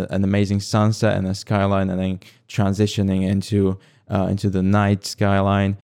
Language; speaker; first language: English; non-native, fluent; Slovak